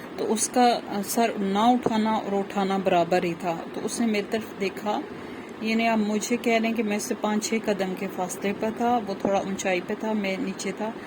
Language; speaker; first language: Urdu; non-native, local second language; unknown